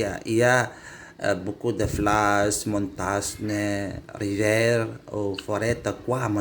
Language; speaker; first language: French; non-native, learner; Indonesian